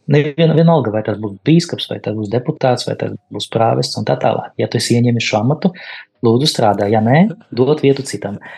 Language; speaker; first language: Latvian; non-native, local second language; Russian